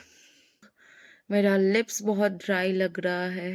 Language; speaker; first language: Hindi; non-native, local second language; Bangla